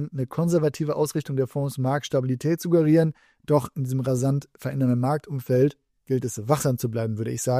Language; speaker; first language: German; native; German